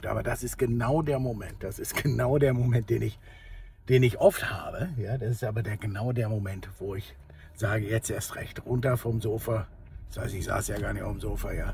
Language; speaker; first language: German; native; German